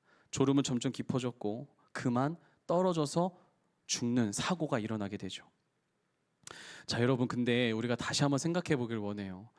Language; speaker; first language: Korean; native; Korean